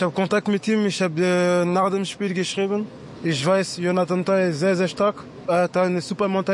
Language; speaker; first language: German; non-native, learner; French